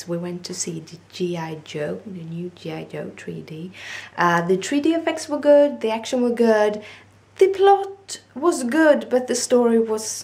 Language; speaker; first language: English; non-native, fluent; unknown